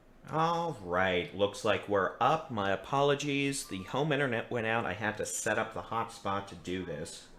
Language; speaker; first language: English; native; English